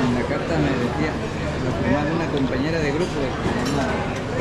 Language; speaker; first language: Spanish; native; Spanish